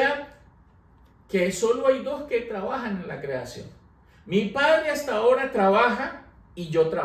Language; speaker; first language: Spanish; native; Spanish